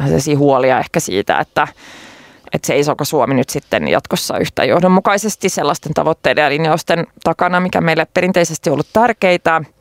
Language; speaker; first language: Finnish; non-native, local second language; Swedish